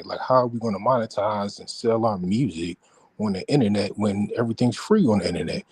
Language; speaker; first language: English; native; English